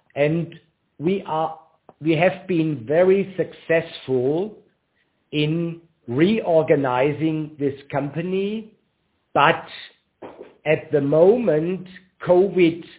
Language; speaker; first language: English; non-native, fluent; German